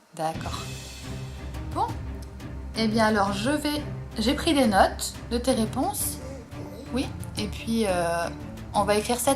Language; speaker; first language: French; native; French